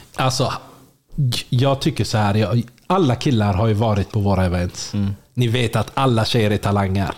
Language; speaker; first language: Swedish; early bilingual, other home language; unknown